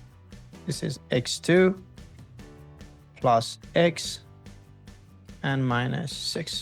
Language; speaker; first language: English; non-native, fluent; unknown